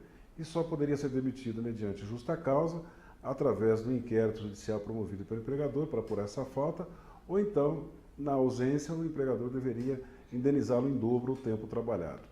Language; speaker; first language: Portuguese; native; Portuguese